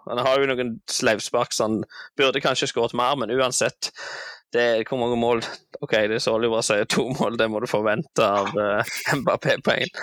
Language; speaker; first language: Norwegian; native; Norwegian